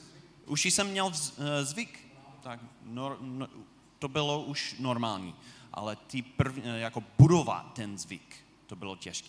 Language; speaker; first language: Czech; non-native, fluent; English